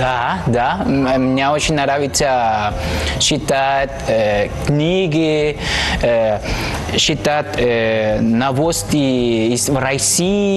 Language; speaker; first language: Russian; non-native, learner; Spanish